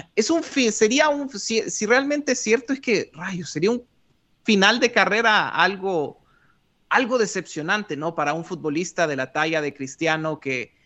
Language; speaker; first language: Spanish; native; Spanish